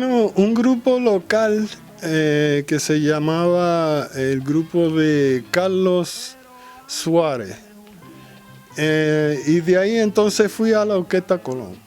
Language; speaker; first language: Spanish; early bilingual, heritage; Spanish